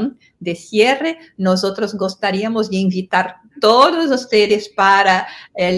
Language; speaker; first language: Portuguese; non-native, fluent; Spanish